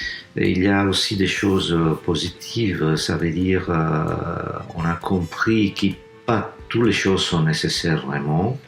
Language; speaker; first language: French; non-native, fluent; Italian